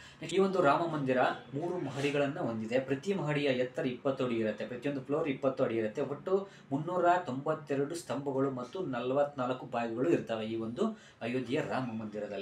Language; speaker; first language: Kannada; native; Kannada